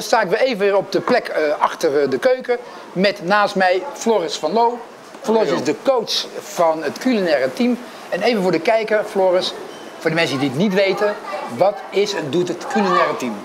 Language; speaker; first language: Dutch; native; Dutch